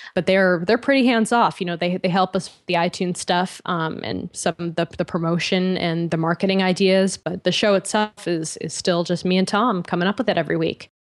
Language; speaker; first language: English; native; English